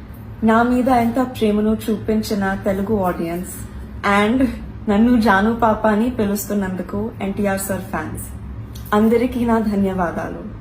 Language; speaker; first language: Telugu; non-native, learner; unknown